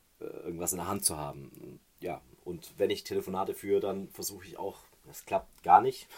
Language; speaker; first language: German; native; German